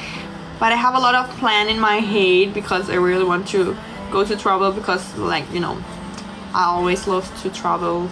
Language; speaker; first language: English; non-native, learner; Thai